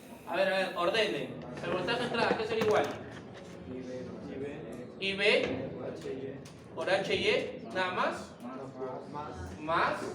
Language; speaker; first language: Spanish; native; Spanish